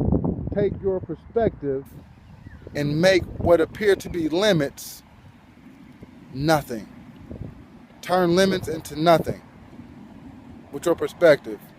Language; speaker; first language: English; native; English